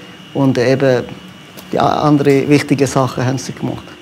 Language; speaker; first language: German; non-native, fluent; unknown